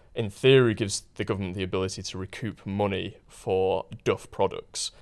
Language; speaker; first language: English; native; English